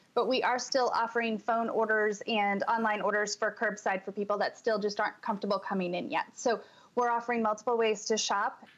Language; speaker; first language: English; native; English